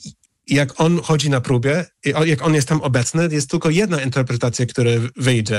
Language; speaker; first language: Polish; early bilingual, heritage; English